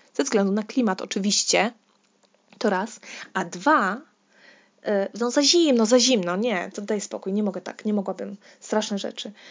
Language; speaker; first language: Polish; native; Polish